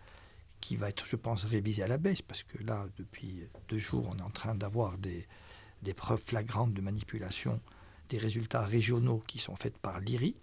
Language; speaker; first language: French; non-native, local second language; Arabic